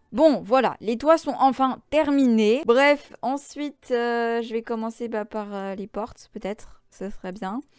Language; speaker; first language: French; native; French